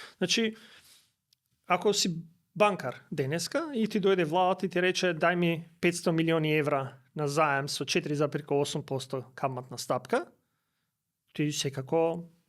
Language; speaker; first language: Macedonian; non-native, local second language; Albanian